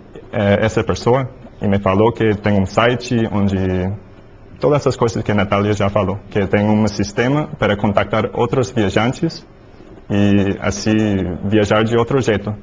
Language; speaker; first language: Portuguese; non-native, learner; English